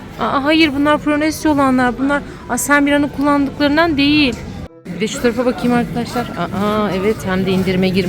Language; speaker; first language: Turkish; native; Turkish